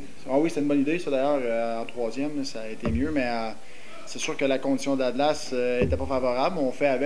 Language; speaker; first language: French; native; French